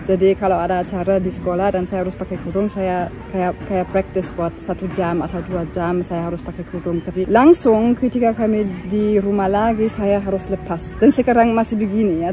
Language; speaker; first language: Indonesian; non-native, fluent; German